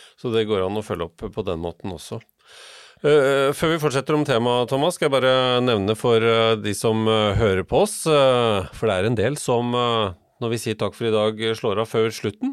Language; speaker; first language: Norwegian; native; Norwegian